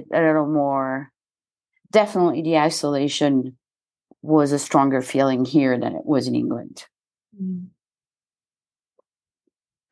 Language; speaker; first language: English; non-native, fluent; French